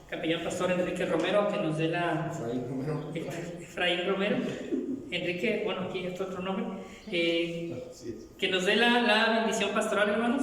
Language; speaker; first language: Spanish; native; Spanish